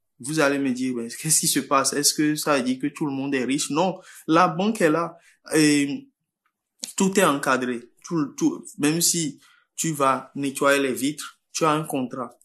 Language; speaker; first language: French; non-native, local second language; Fon